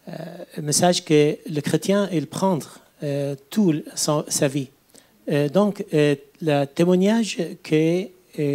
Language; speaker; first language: French; non-native, learner; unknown